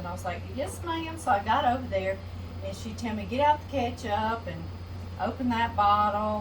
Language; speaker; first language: English; native; English